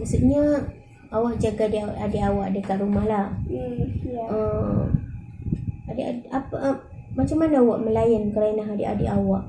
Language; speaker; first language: Malay; native; Malay